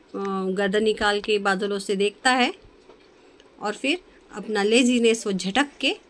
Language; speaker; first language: Hindi; non-native, local second language; Marathi